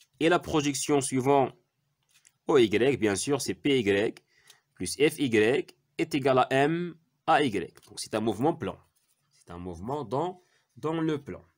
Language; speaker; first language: French; non-native, local second language; Arabic